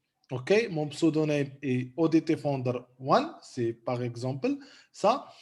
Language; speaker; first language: French; non-native, local second language; Arabic